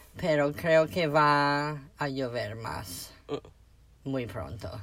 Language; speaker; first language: Spanish; non-native, learner; English